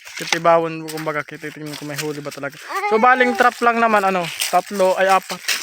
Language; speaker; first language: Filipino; non-native, local second language; Masbatenyo